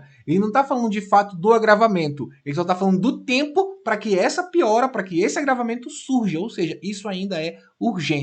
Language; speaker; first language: Portuguese; native; Portuguese